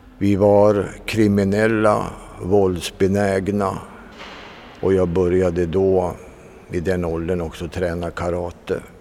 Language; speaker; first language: Swedish; native; Swedish